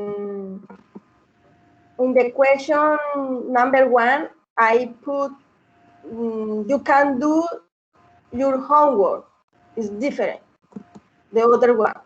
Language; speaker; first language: English; non-native, learner; Spanish